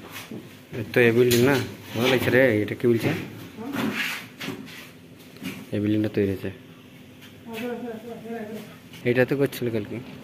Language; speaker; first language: Hindi; non-native, local second language; Bangla